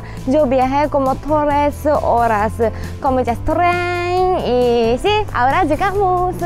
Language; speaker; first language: Spanish; non-native, learner; Japanese